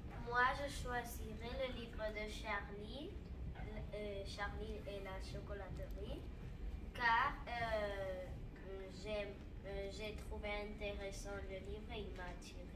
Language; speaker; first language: French; non-native, learner; Catalan